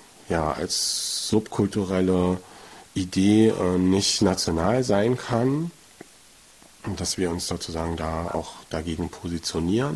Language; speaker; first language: German; native; German